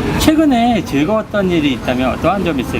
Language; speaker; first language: Korean; native; Korean